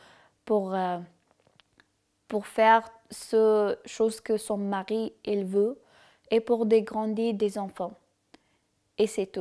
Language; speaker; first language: French; non-native, learner; Persian